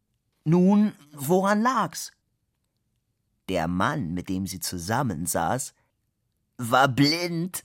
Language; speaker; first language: German; native; German